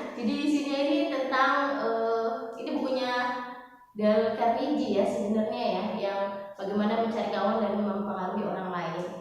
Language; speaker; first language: Indonesian; native; Indonesian